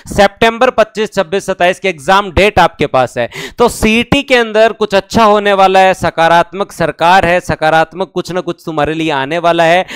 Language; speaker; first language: Hindi; native; Hindi